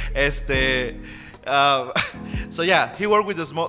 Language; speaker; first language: English; non-native, fluent; Spanish